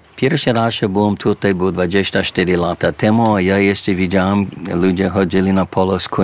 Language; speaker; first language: Polish; early bilingual, heritage; English